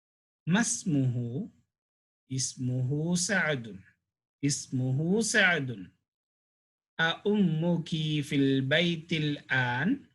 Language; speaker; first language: Arabic; non-native, fluent; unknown